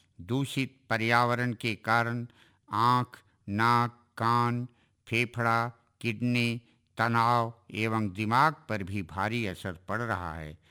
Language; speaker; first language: Hindi; native; Hindi